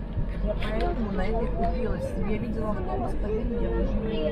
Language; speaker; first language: Russian; native; Russian